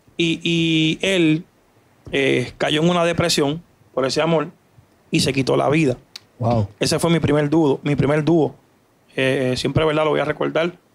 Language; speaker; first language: Spanish; native; Spanish